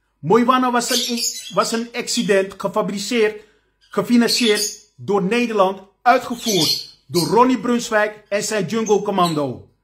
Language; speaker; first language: Dutch; native; Dutch